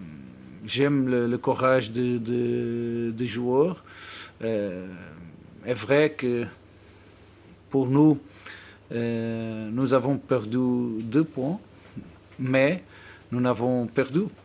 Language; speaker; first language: French; non-native, learner; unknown